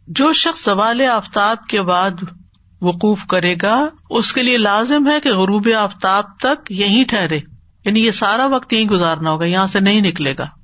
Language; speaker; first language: Urdu; native; Urdu